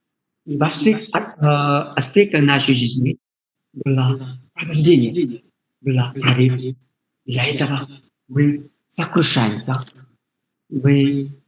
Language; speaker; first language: Russian; non-native, learner; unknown